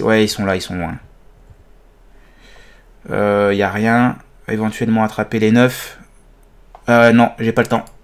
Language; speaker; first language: French; native; French